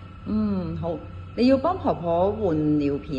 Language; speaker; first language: Cantonese; native; Cantonese